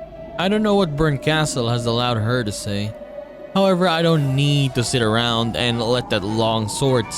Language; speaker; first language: English; native; English